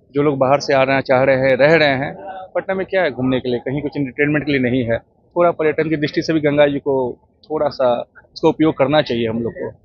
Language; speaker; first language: Hindi; native; Hindi